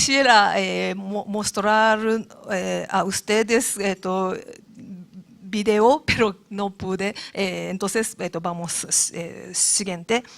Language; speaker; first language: Spanish; non-native, learner; Japanese